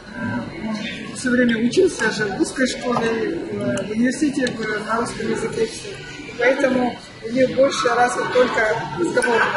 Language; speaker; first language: Russian; non-native, local second language; Kazakh